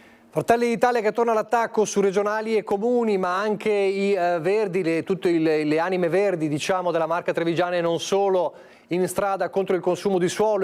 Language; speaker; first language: Italian; native; Italian